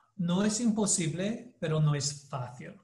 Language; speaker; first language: Spanish; non-native, learner; English